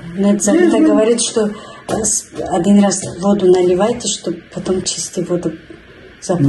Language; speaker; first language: Russian; non-native, local second language; Tajik